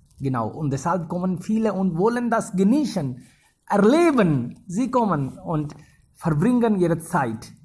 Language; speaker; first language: German; non-native, fluent; Hindi